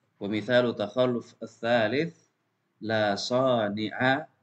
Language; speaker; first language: Arabic; non-native, fluent; Indonesian